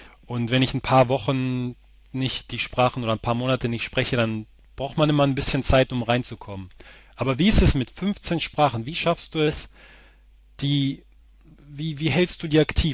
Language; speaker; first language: German; native; German